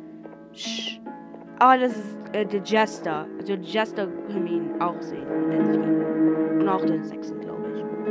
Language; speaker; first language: German; non-native, learner; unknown